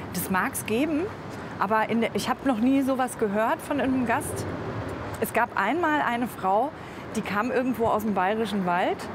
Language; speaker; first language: German; native; German